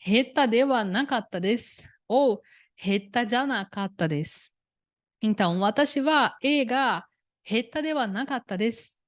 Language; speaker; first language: Japanese; non-native, fluent; Portuguese